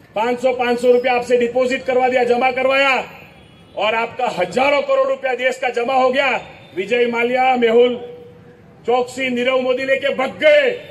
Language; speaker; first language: Hindi; non-native, local second language; Gujarati